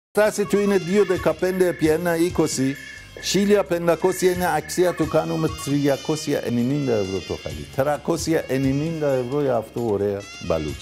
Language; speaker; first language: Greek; non-native, fluent; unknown